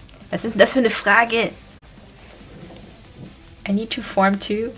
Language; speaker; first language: German; native; German